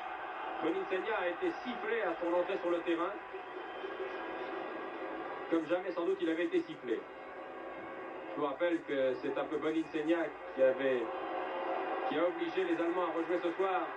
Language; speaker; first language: French; native; French